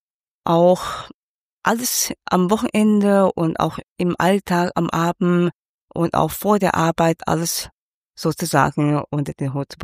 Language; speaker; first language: German; non-native, fluent; Cantonese